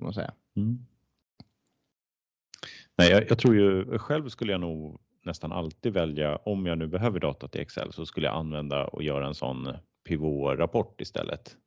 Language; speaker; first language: Swedish; native; Swedish